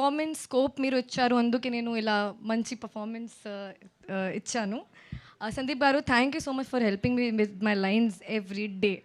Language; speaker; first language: Telugu; non-native, fluent; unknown